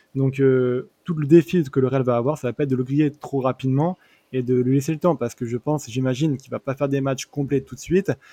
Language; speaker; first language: French; native; French